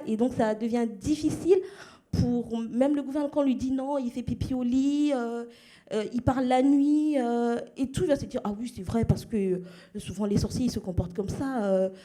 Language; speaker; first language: French; non-native, local second language; Lingala